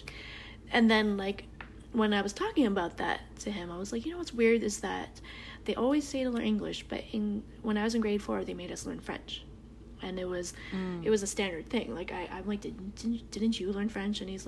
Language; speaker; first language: English; native; English